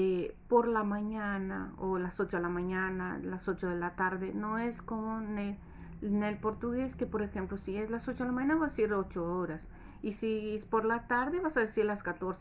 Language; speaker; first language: Spanish; non-native, fluent; Portuguese